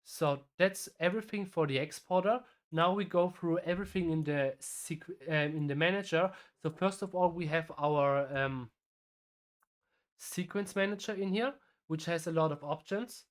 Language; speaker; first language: English; non-native, fluent; German